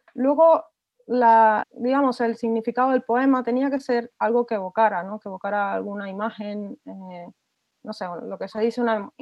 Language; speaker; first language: Spanish; native; Spanish